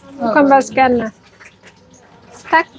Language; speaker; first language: Norwegian; non-native, learner; Thai